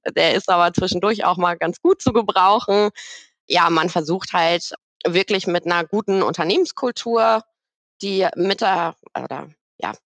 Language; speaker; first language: German; native; German